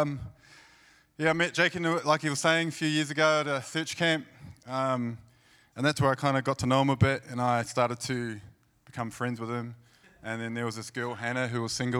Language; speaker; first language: English; native; English